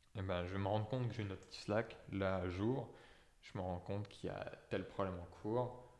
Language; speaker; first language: French; native; French